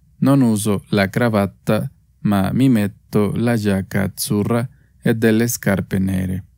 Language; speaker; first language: Italian; non-native, fluent; Spanish